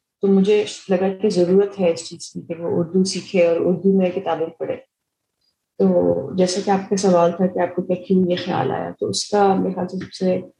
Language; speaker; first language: Urdu; native; Urdu